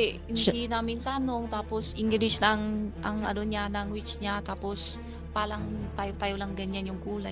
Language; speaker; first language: Filipino; non-native, learner; Chinese